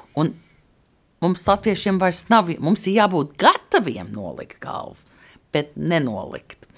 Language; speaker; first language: Latvian; early bilingual, heritage; Latvian